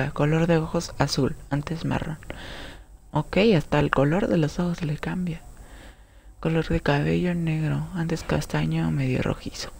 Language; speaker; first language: Spanish; native; Spanish